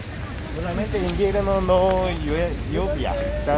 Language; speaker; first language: Spanish; non-native, learner; Korean